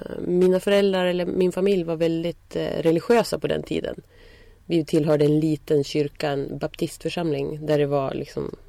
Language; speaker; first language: Swedish; native; Swedish